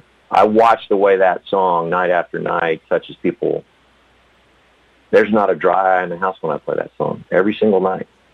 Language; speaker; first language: English; native; English